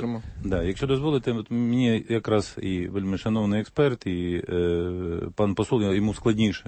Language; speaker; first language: Ukrainian; native; Ukrainian